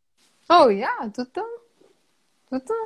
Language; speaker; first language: French; non-native, local second language; Haitian Creole